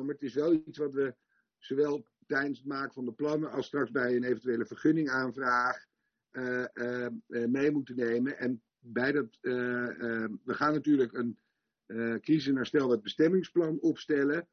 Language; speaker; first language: Dutch; native; Dutch